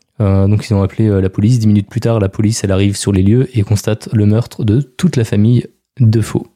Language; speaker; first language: French; native; French